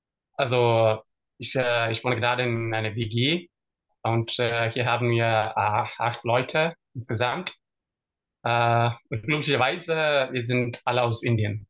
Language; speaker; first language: German; non-native, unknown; Tamil